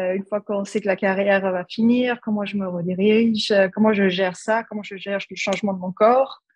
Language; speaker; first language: French; non-native, fluent; German